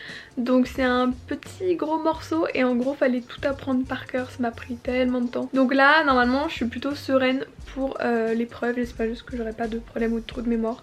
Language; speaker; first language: French; native; French